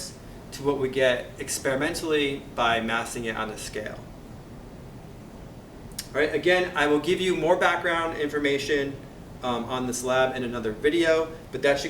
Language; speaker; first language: English; native; English